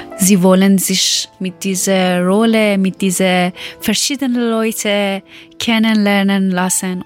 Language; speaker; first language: German; non-native, learner; Persian